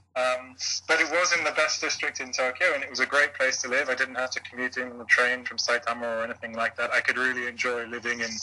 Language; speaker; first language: English; native; English